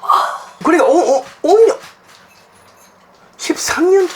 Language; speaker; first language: Korean; non-native, fluent; Japanese